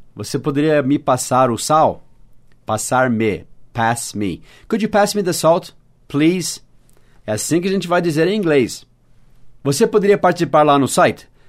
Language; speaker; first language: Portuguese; non-native, fluent; English